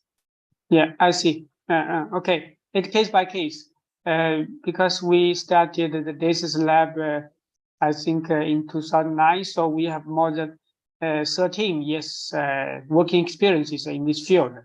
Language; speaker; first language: English; non-native, fluent; Chinese